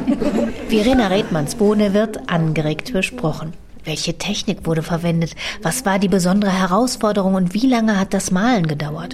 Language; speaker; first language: German; native; German